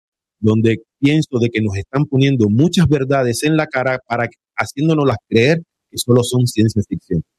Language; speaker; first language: Spanish; native; Spanish